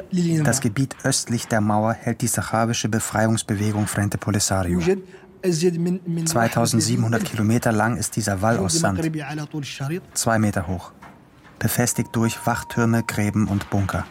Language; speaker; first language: German; native; German